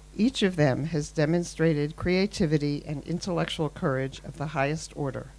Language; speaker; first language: English; native; English